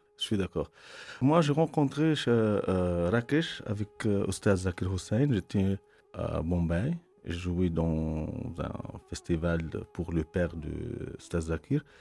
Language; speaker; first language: French; non-native, local second language; Arabic